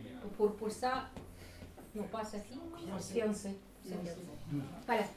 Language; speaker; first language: French; non-native, learner; Russian